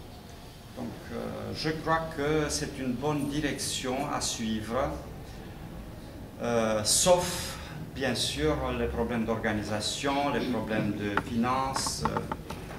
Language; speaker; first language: French; non-native, fluent; Romanian